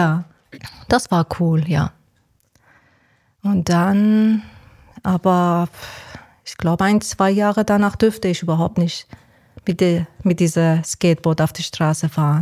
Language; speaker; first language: German; non-native, learner; Persian